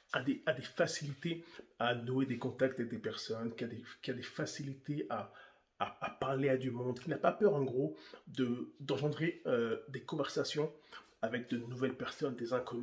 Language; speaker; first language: French; native; French